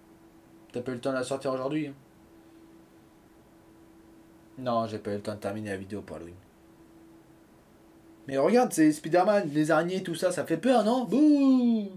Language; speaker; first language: French; native; French